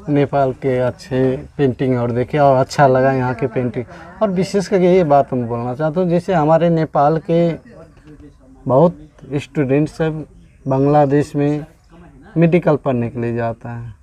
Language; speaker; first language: Hindi; non-native, learner; Maithili